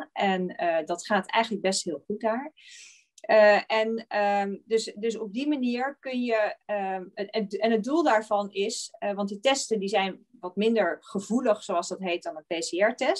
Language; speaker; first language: Dutch; native; Dutch